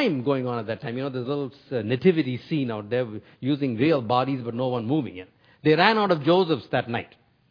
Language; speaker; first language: English; non-native, local second language; Tamil